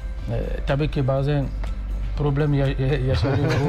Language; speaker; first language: Turkish; non-native, learner; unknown